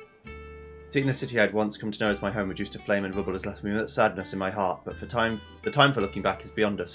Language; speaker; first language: English; native; English